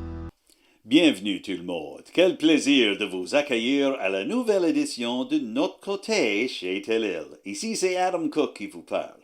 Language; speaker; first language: French; non-native, learner; English